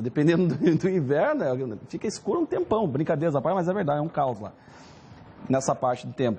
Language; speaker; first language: Portuguese; native; Portuguese